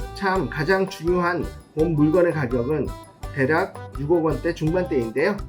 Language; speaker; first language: Korean; native; Korean